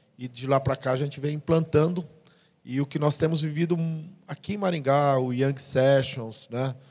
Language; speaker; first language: Portuguese; native; Portuguese